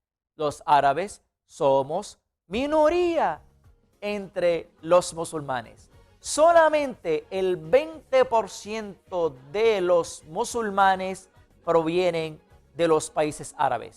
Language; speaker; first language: Spanish; non-native, fluent; Arabic